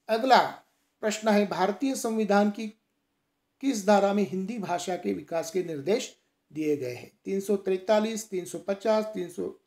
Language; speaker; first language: Hindi; non-native, local second language; Marathi